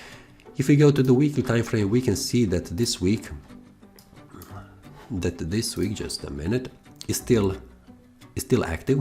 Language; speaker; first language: English; non-native, fluent; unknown